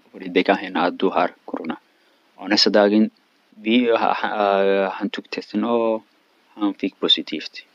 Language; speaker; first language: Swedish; non-native, learner; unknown